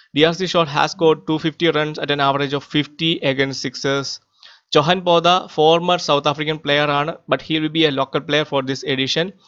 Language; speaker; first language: English; non-native, local second language; Malayalam